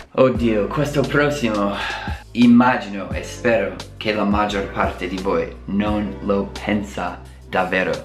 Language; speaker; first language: Italian; non-native, fluent; English